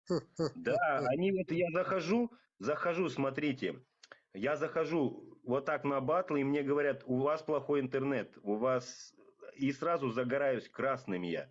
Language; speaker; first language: Russian; native; Russian